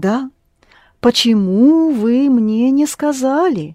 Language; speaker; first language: Russian; non-native, fluent; English